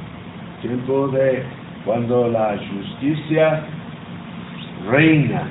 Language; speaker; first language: Spanish; non-native, learner; Portuguese